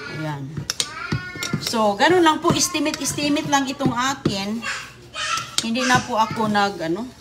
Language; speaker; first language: Filipino; non-native, local second language; Cebuano